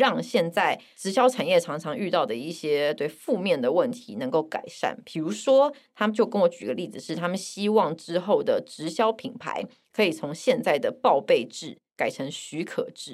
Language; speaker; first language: Chinese; native; Chinese